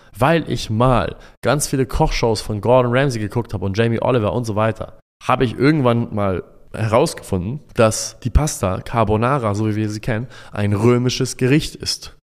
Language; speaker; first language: German; early bilingual, other home language; Arabic